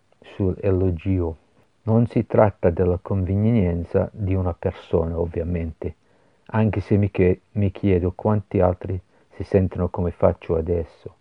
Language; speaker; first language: Italian; non-native, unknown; English